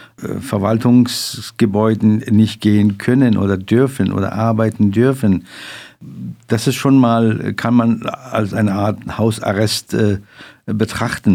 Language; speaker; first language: German; non-native, fluent; Persian